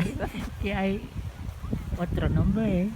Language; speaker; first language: Spanish; non-native, learner; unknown